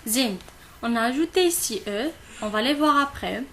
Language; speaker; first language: French; non-native, local second language; Arabic